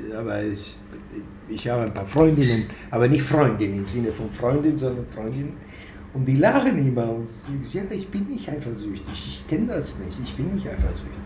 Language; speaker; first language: German; non-native, fluent; Spanish